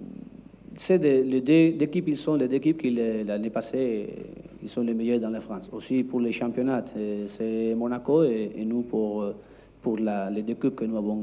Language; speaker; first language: French; non-native, learner; Spanish